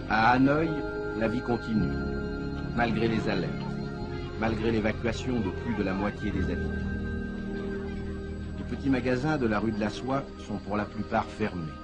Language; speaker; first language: French; native; French